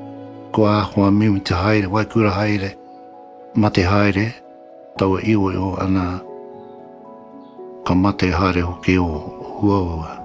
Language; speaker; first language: Māori; non-native, local second language; English